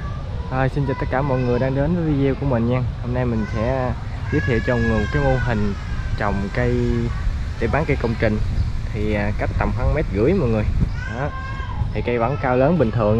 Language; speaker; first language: Vietnamese; native; Vietnamese